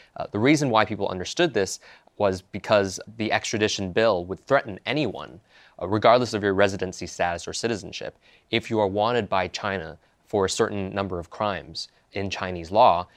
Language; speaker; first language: English; non-native, local second language; Cantonese